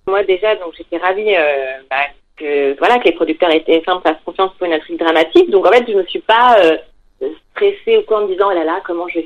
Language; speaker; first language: French; native; French